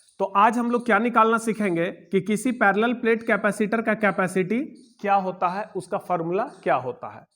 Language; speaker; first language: Hindi; native; Hindi